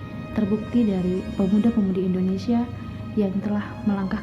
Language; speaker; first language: Indonesian; native; Indonesian